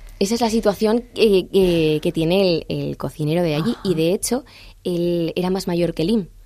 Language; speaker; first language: Spanish; native; Spanish